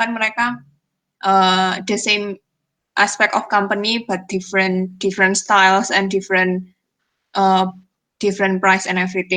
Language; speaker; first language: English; non-native, fluent; Indonesian